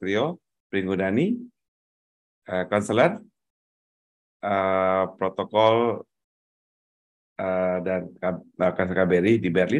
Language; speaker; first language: Indonesian; native; Indonesian